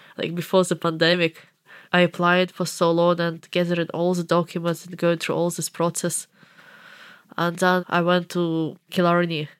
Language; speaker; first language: English; non-native, fluent; Russian